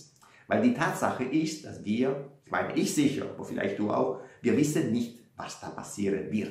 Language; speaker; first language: German; non-native, fluent; Italian